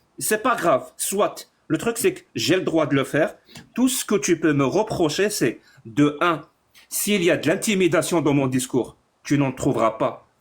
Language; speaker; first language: French; non-native, local second language; Arabic